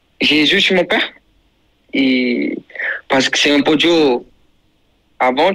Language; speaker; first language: French; non-native, learner; Portuguese